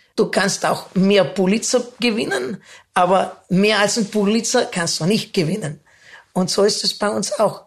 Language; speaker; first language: German; native; German